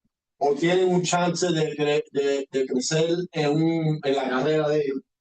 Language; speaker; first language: Spanish; early bilingual, heritage; Spanish